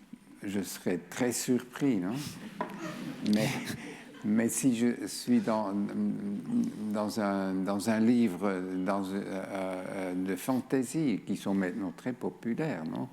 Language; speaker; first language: French; non-native, fluent; German